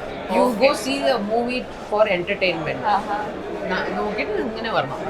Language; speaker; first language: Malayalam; non-native, fluent; Tamil